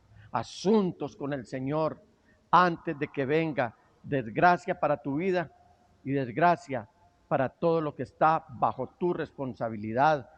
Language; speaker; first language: Spanish; native; Spanish